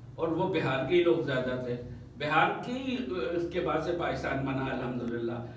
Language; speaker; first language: Urdu; native; Urdu